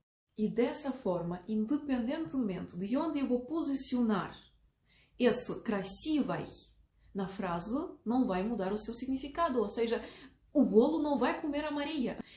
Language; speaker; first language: Portuguese; non-native, fluent; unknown